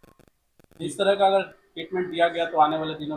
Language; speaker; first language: Hindi; native; Hindi